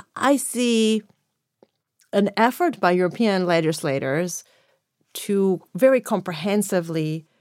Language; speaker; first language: English; non-native, fluent; Greek